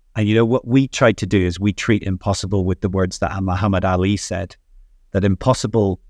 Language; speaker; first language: English; native; English